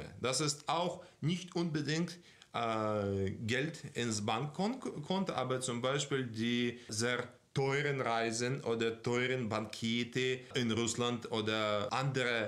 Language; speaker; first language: German; non-native, fluent; Russian